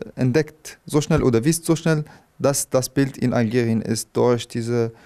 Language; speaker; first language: German; non-native, fluent; Arabic